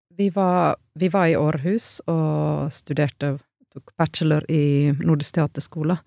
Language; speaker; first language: Norwegian; non-native, fluent; Finnish